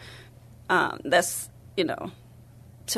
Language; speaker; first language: English; early bilingual, other home language; Spanish